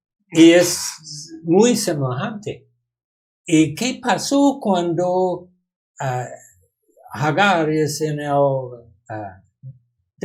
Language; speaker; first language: Spanish; non-native, learner; English